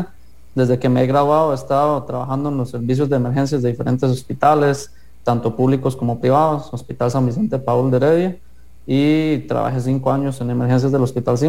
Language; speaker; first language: Spanish; native; Spanish